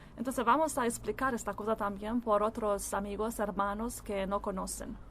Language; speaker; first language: Spanish; non-native, learner; Italian